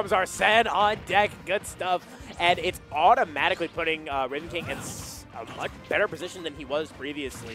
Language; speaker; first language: English; native; English